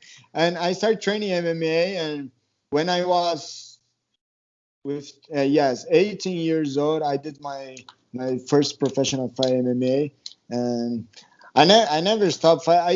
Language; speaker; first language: English; non-native, learner; Portuguese